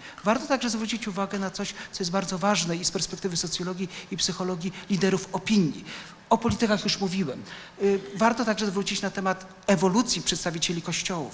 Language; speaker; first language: Polish; native; Polish